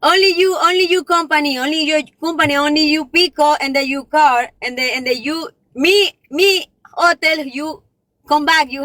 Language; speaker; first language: English; non-native, learner; Spanish